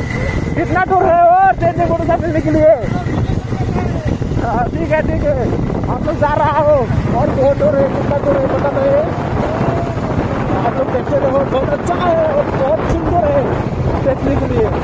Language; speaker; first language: Hindi; non-native, local second language; Bodo